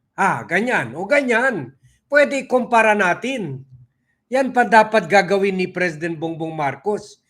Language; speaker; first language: Filipino; non-native, local second language; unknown